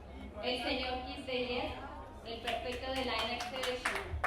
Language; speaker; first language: Spanish; native; Spanish